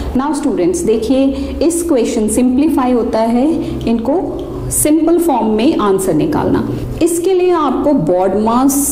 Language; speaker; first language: Hindi; non-native, local second language; Punjabi